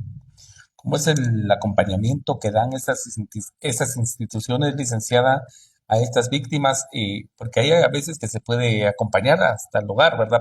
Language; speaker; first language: Spanish; native; Spanish